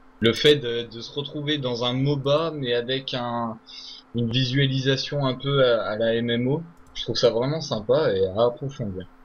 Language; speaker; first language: French; native; French